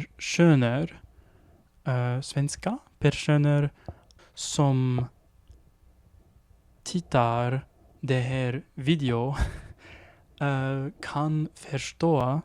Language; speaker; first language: Swedish; non-native, learner; English